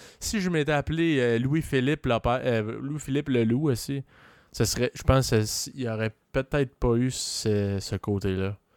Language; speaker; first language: French; native; French